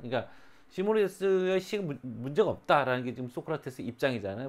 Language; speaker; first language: Korean; native; Korean